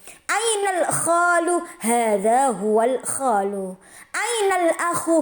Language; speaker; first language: Arabic; non-native, fluent; Indonesian